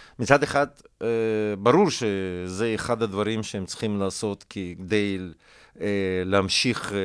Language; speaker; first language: Hebrew; non-native, fluent; Russian